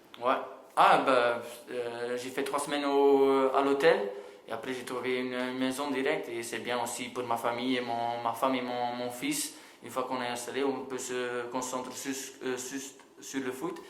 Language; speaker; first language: French; non-native, local second language; Dutch